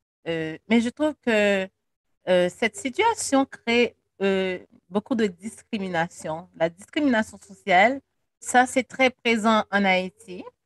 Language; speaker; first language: French; non-native, local second language; Haitian Creole